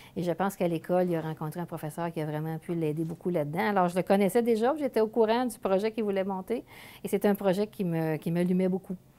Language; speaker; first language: French; native; French